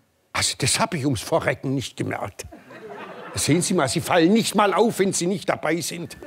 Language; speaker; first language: German; native; German